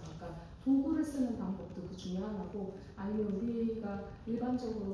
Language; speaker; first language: Korean; native; Korean